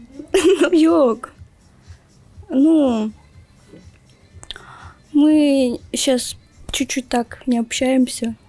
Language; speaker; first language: Russian; non-native, local second language; Turkmen